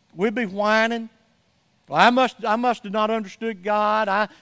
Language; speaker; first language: English; native; English